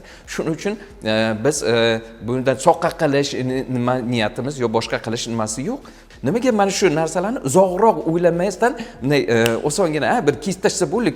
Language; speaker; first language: Uzbek; native; Uzbek